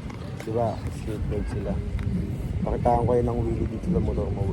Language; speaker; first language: Filipino; native; Filipino